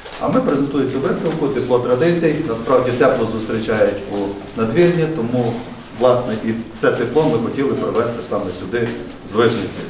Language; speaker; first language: Ukrainian; native; Ukrainian